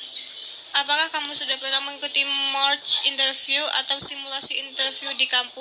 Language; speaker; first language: Indonesian; native; Indonesian